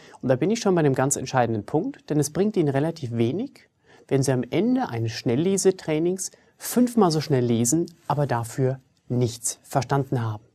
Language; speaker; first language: German; early bilingual, other home language; English